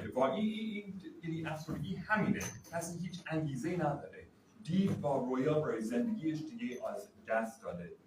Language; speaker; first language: Persian; non-native, fluent; English